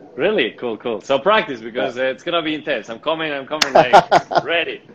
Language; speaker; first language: English; non-native, fluent; Spanish